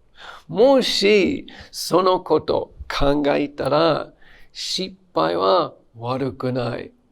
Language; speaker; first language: Japanese; non-native, fluent; English